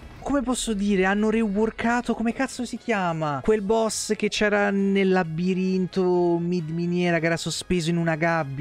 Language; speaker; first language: Italian; native; Italian